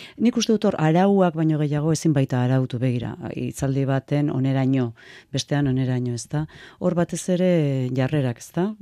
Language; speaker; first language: Basque; native; Basque